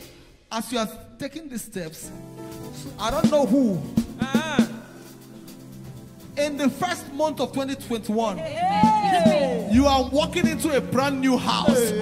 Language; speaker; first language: English; non-native, local second language; Igbo